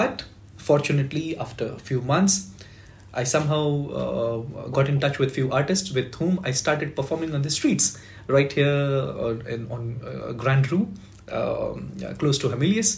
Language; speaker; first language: English; non-native, local second language; Marathi